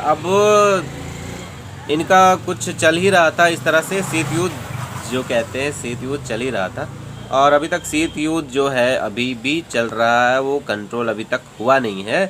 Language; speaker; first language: Hindi; native; Hindi